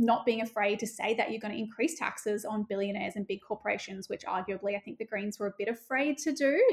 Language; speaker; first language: English; native; English